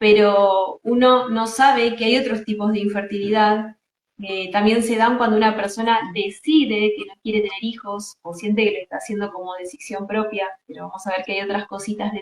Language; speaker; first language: Spanish; native; Spanish